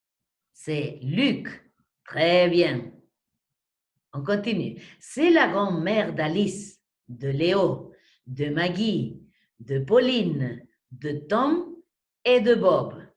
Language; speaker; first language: French; non-native, fluent; Spanish